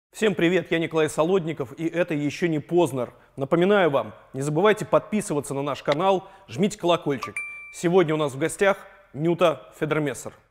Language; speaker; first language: Russian; native; Russian